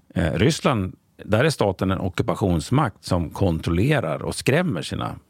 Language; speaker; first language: Swedish; native; Swedish